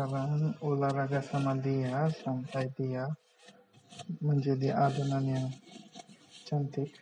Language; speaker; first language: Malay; non-native, local second language; Bangla